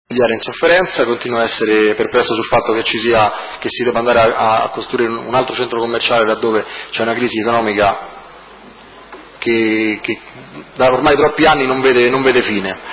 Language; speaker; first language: Italian; native; Italian